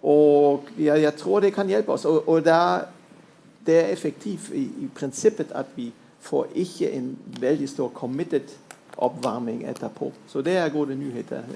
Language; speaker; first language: Norwegian; non-native, fluent; German